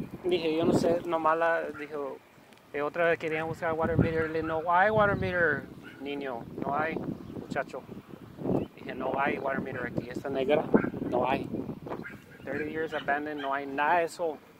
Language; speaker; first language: Spanish; early bilingual, heritage; Spanish